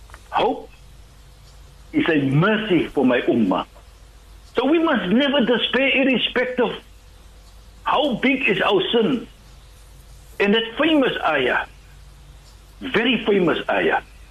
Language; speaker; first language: English; non-native, local second language; Afrikaans